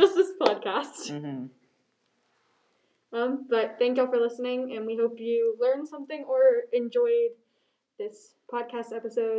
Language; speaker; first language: English; native; English